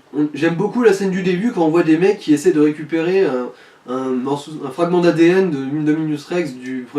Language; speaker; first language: French; native; French